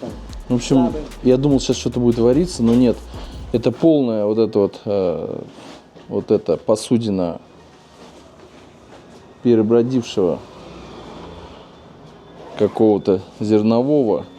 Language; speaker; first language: Russian; native; Russian